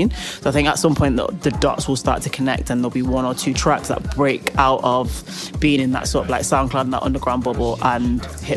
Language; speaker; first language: English; native; English